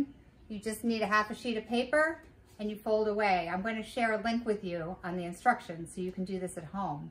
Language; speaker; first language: English; native; English